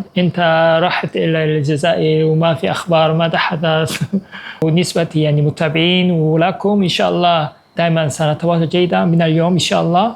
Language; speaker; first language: Arabic; non-native, fluent; Korean